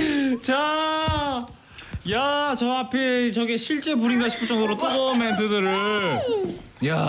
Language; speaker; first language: Korean; native; Korean